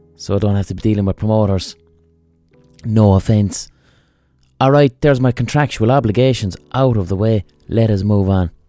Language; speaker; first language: English; native; English